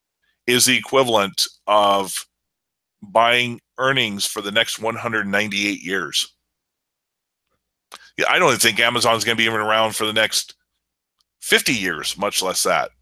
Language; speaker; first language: English; native; English